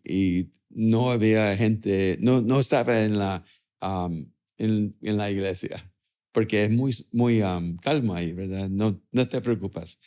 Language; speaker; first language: Spanish; early bilingual, other home language; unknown